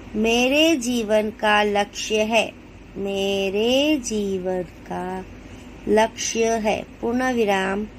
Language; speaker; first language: Hindi; non-native, local second language; Gujarati